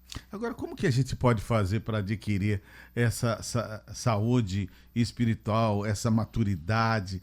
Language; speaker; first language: Portuguese; native; Portuguese